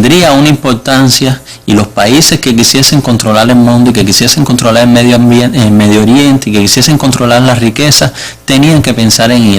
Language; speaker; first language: Spanish; native; Spanish